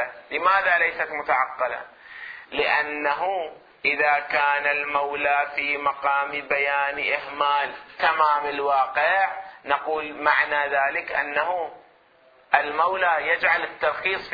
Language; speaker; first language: Arabic; native; Arabic